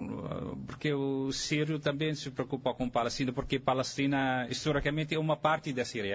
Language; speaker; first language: Portuguese; non-native, fluent; Arabic